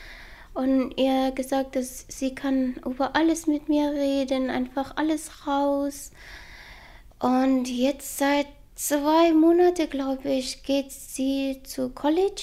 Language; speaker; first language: German; non-native, learner; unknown